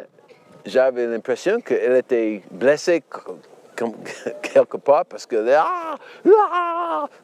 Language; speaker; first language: French; non-native, learner; English